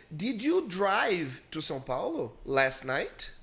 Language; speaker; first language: English; non-native, fluent; Portuguese